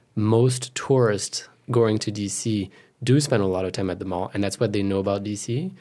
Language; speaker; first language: English; non-native, fluent; French